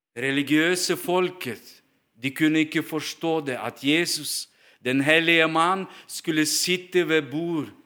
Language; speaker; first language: Norwegian; non-native, fluent; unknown